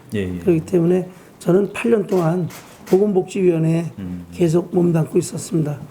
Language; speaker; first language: Korean; native; Korean